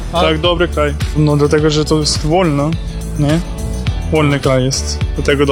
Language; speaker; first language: Polish; non-native, learner; Ukrainian